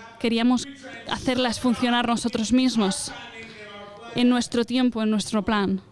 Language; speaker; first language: Spanish; non-native, fluent; English